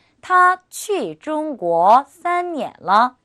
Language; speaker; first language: Chinese; non-native, fluent; Korean